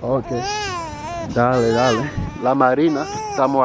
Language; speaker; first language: Spanish; non-native, learner; Haitian Creole